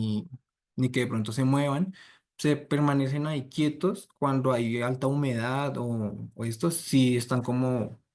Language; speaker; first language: Spanish; native; Spanish